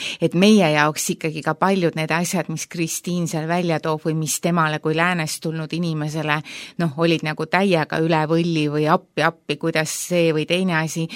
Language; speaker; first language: Estonian; native; Estonian